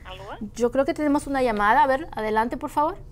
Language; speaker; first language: Spanish; native; Spanish